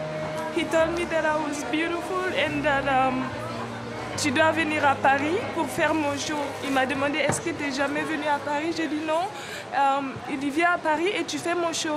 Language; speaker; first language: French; non-native, fluent; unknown